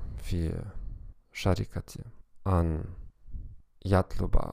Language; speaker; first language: Arabic; non-native, learner; German